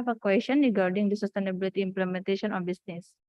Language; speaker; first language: English; non-native, fluent; Indonesian